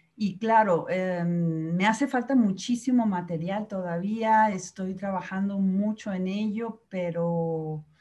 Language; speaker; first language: Spanish; native; Spanish